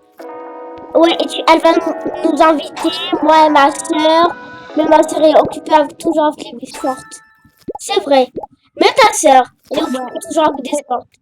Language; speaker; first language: French; native; French